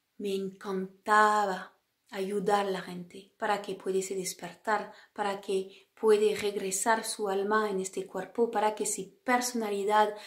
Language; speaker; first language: Spanish; non-native, learner; French